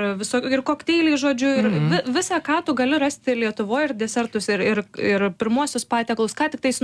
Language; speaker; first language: Lithuanian; native; Lithuanian